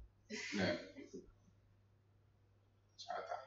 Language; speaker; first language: Korean; non-native, learner; Spanish